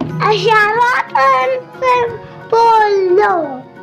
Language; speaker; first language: Arabic; non-native, learner; Indonesian